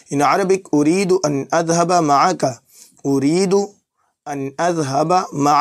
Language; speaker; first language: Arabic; non-native, fluent; Urdu